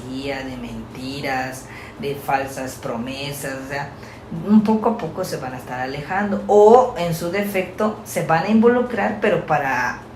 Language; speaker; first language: Spanish; native; Spanish